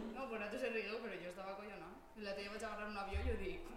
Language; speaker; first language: Spanish; non-native, local second language; Catalan